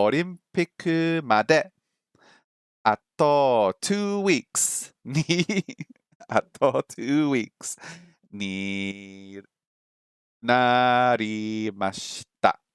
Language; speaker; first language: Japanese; non-native, learner; English